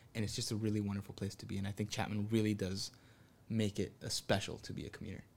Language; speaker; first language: English; native; English